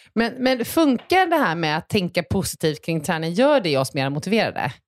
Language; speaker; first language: Swedish; native; Swedish